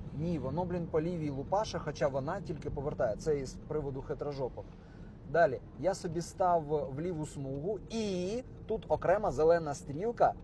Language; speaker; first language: Ukrainian; native; Ukrainian